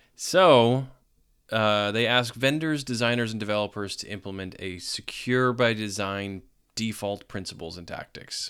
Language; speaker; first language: English; native; English